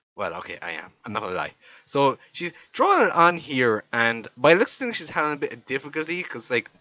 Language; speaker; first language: English; native; English